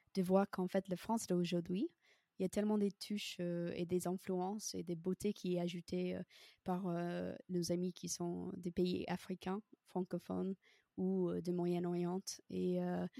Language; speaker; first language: French; non-native, fluent; English